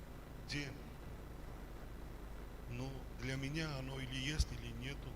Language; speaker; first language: Russian; non-native, fluent; Armenian